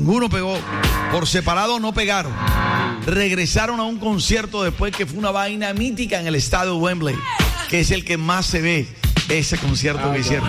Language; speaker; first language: Spanish; native; Spanish